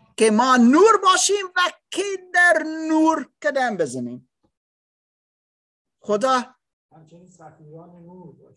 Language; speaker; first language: Persian; non-native, learner; English